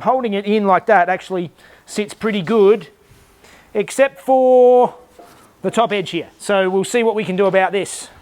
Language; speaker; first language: English; native; English